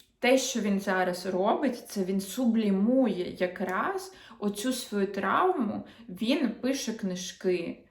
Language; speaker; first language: Ukrainian; non-native, local second language; Russian